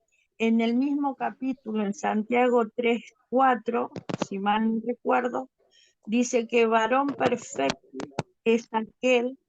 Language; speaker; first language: Spanish; native; Spanish